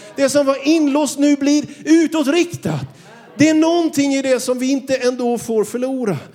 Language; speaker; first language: Swedish; native; Swedish